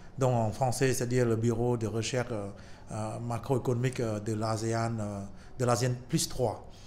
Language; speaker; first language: French; non-native, fluent; Khmer